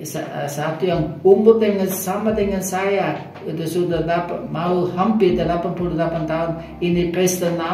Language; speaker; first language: Indonesian; non-native, fluent; German